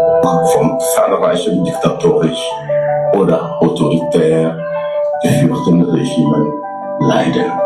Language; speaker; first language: German; non-native, fluent; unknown